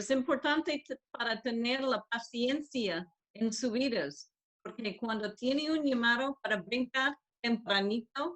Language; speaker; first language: Spanish; non-native, learner; English